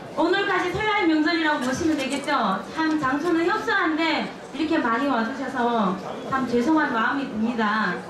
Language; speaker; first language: Korean; native; Korean